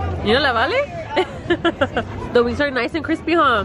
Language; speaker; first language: English; early bilingual, other home language; Spanish